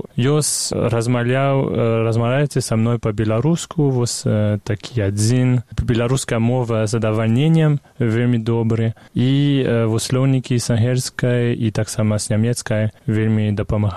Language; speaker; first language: Belarusian; non-native, fluent; French